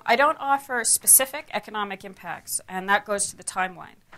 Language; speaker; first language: English; native; English